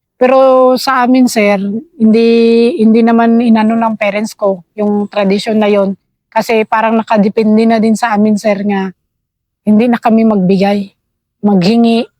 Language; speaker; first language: Filipino; non-native, local second language; Cebuano